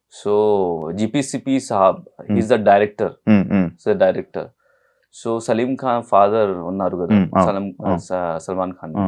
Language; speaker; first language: Telugu; non-native, learner; Hindi